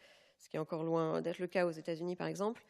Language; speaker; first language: French; native; French